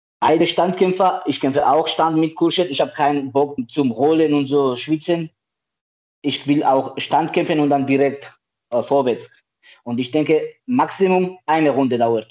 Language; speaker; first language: German; non-native, learner; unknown